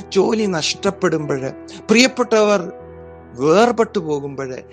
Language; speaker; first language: English; non-native, local second language; Malayalam